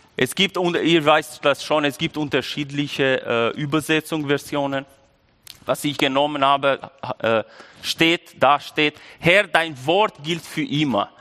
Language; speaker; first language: German; non-native, fluent; Albanian